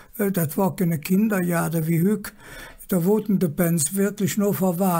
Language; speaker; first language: German; native; German